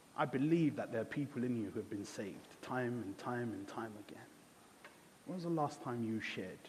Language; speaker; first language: English; early bilingual, other home language; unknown